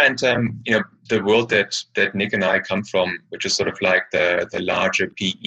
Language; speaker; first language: English; non-native, fluent; German